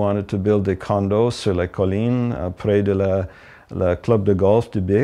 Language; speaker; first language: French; non-native, local second language; English